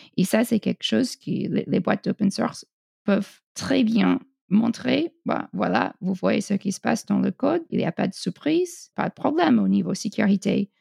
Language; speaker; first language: French; non-native, fluent; English